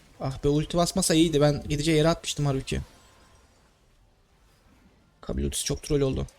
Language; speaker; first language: Turkish; native; Turkish